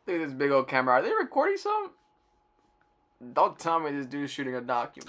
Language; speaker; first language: English; native; English